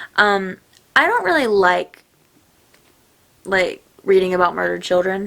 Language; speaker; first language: English; native; English